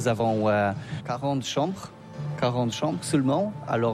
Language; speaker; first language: French; non-native, learner; Polish